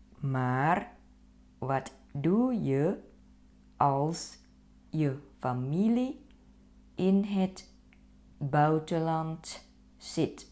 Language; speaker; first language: Dutch; non-native, fluent; Thai